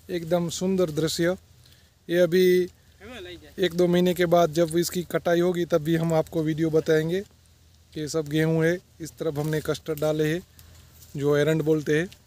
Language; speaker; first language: Hindi; non-native, local second language; Gujarati